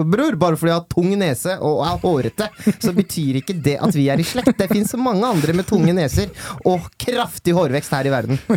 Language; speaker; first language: Norwegian; early bilingual, other home language; Persian